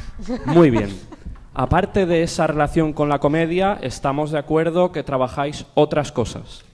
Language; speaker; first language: Spanish; native; Spanish